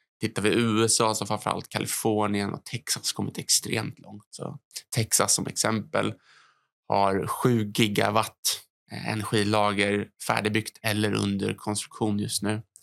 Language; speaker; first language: Swedish; native; Swedish